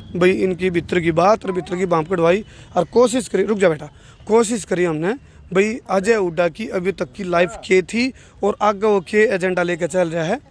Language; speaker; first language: Hindi; native; Hindi